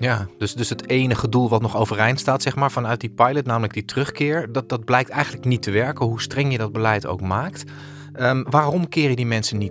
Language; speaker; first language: Dutch; native; Dutch